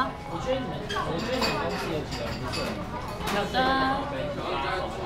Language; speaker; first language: Chinese; non-native, learner; English